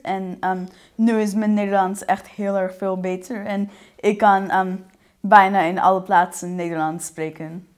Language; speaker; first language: Dutch; non-native, fluent; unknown